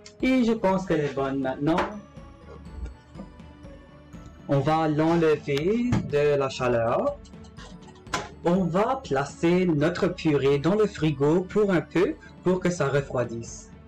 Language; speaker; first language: French; non-native, local second language; English